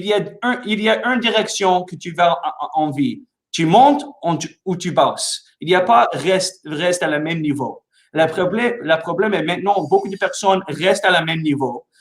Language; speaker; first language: French; non-native, local second language; English